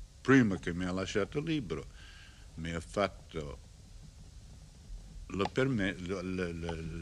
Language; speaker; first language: Italian; non-native, learner; English